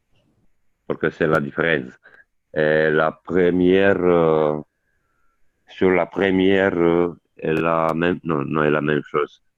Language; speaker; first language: French; non-native, learner; Italian